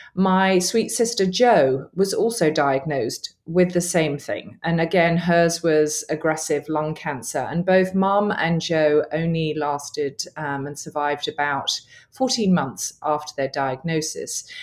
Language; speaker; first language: English; native; English